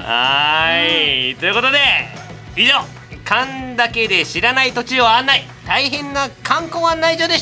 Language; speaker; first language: Japanese; native; Japanese